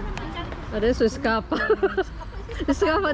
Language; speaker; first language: Italian; non-native, fluent; Filipino